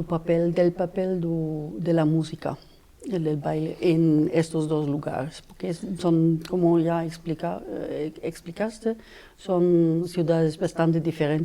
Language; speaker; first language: Spanish; non-native, fluent; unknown